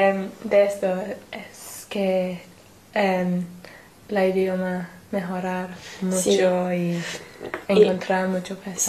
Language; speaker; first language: Spanish; non-native, learner; English